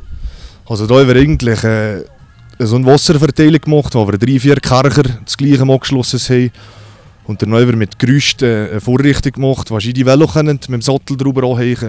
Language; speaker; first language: German; native; German